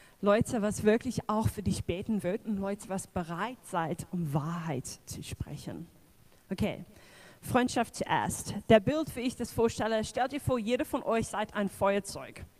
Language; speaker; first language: German; non-native, fluent; English